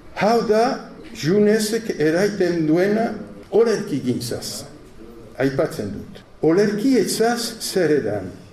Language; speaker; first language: Basque; native; Basque